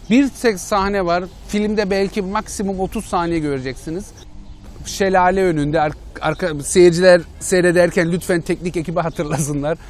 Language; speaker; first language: Turkish; early bilingual, heritage; Turkish